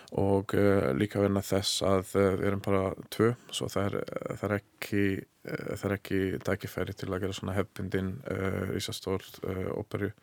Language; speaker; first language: Icelandic; non-native, learner; Hungarian